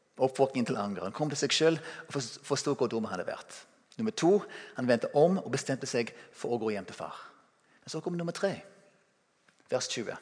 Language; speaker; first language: Norwegian; non-native, fluent; English